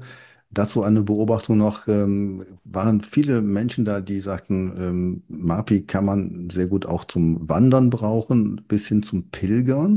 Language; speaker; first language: German; native; German